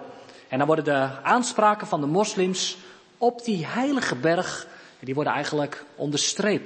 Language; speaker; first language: Dutch; native; Dutch